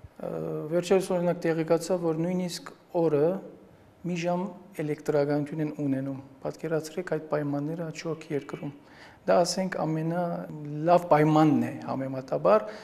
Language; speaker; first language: Armenian; early bilingual, heritage; Armenian